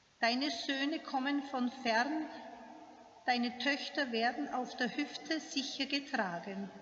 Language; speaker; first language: German; native; German